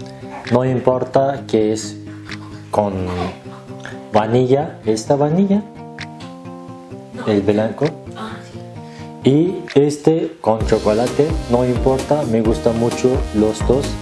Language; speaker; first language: Spanish; non-native, learner; Turkish